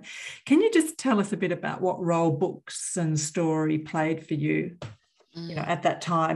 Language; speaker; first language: English; native; English